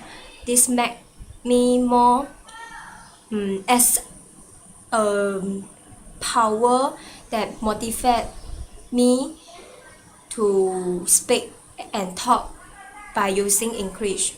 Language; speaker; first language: English; non-native, local second language; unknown